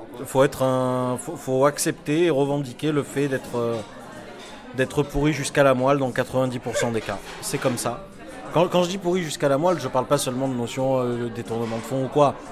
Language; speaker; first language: French; native; French